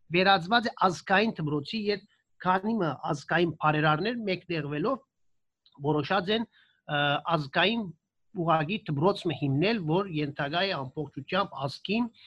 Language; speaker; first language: Armenian; early bilingual, heritage; Armenian